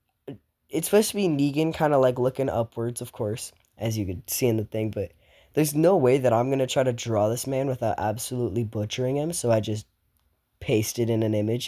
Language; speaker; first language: English; native; English